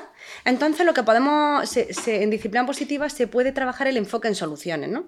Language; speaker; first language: Spanish; native; Spanish